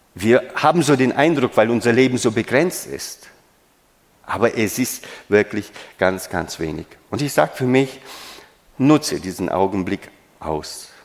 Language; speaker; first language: German; non-native, fluent; Romanian